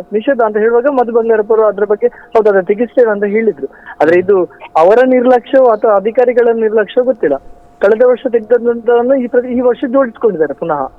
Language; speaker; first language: Kannada; non-native, local second language; Tulu